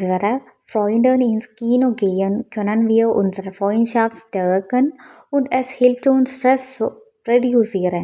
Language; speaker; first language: German; non-native, learner; Malayalam